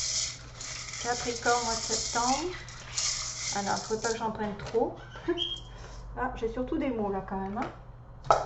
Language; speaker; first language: French; native; French